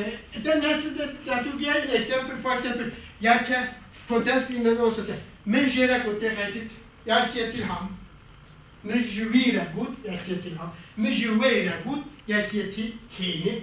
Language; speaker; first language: Danish; non-native, fluent; Kurdish